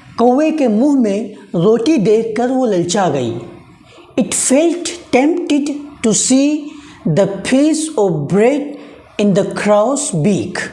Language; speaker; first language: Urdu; native; Urdu